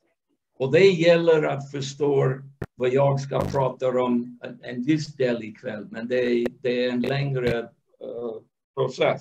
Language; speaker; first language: Swedish; non-native, fluent; English